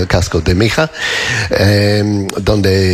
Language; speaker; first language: Spanish; non-native, learner; English